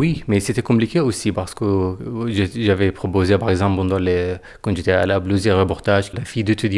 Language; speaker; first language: French; non-native, fluent; Arabic